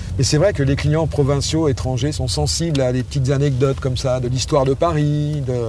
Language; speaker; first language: French; native; French